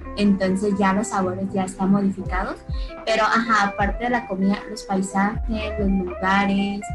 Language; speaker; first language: Spanish; early bilingual, other home language; Chinese